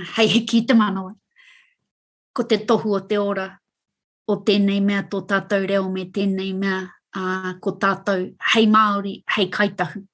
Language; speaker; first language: Māori; non-native, local second language; English